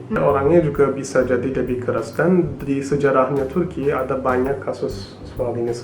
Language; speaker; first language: Indonesian; non-native, fluent; Turkish